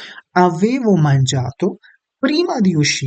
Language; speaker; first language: Italian; non-native, fluent; Urdu